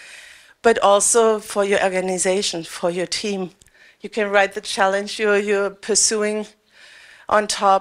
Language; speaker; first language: English; non-native, fluent; German